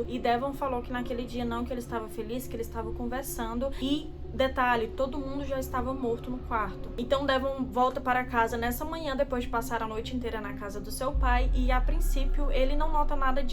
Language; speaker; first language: Portuguese; native; Portuguese